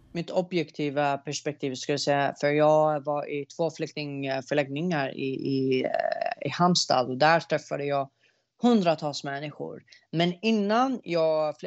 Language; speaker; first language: Swedish; early bilingual, other home language; Arabic